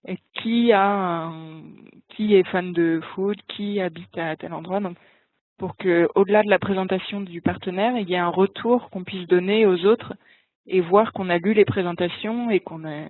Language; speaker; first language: French; native; French